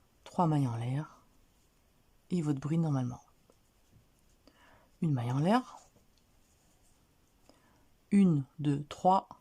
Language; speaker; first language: French; native; French